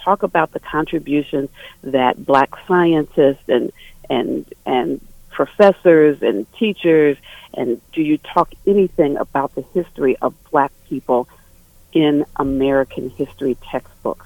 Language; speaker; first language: English; native; English